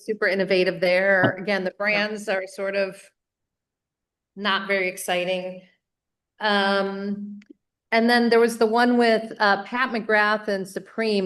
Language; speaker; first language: English; native; English